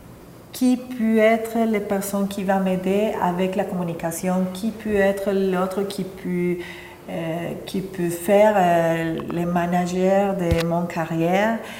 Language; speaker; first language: French; non-native, fluent; Spanish